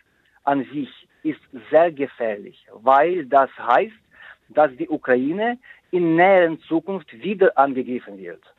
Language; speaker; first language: German; non-native, fluent; Ukrainian